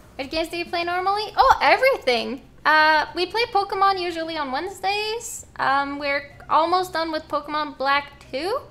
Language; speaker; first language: English; non-native, fluent; Norwegian